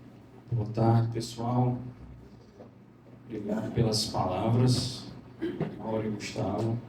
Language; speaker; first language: Portuguese; native; Portuguese